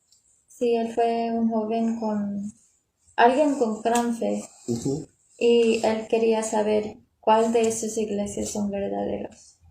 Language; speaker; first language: Spanish; non-native, learner; English